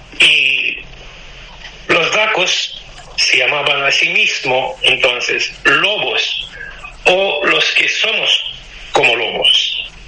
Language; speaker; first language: Spanish; non-native, fluent; Romanian